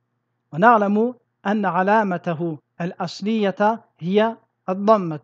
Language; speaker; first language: Arabic; non-native, fluent; French